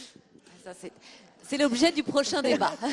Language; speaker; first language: French; native; French